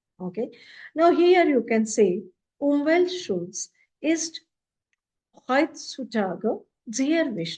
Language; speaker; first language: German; non-native, fluent; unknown